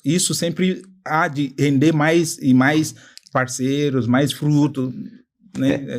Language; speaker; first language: Portuguese; non-native, fluent; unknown